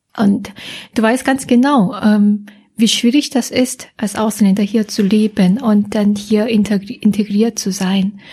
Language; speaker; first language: German; non-native, fluent; Korean